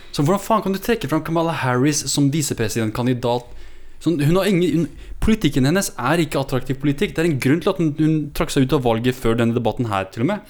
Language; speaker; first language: Norwegian; native; Norwegian